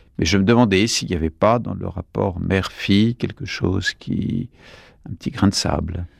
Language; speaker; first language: French; native; French